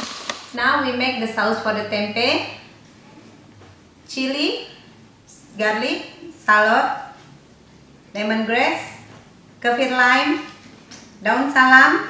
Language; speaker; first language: English; non-native, learner; Indonesian